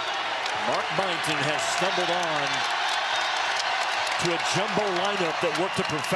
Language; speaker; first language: English; native; English